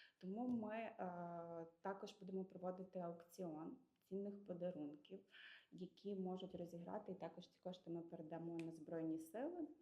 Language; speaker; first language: Ukrainian; native; Ukrainian